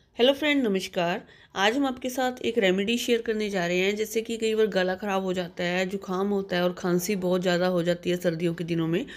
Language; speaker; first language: Hindi; non-native, local second language; Punjabi